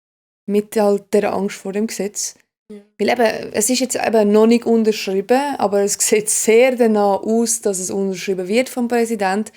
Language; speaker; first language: German; native; German